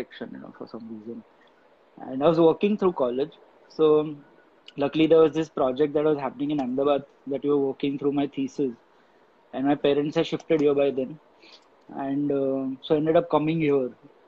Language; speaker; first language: English; non-native, local second language; Gujarati